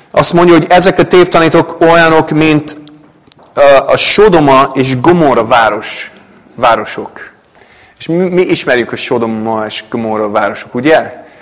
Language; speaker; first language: Hungarian; non-native, fluent; English